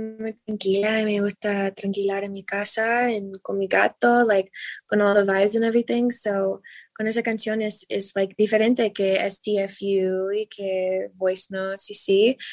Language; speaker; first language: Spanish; non-native, learner; English